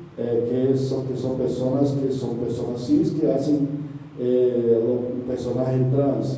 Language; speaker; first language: Spanish; non-native, learner; Portuguese